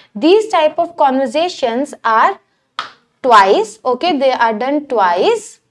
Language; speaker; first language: English; non-native, local second language; Hindi